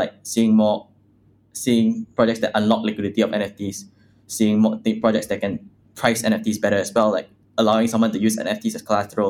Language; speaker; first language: English; non-native, local second language; Chinese